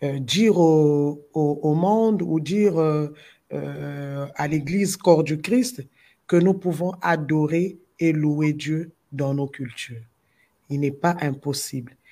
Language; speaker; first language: French; non-native, local second language; Lingala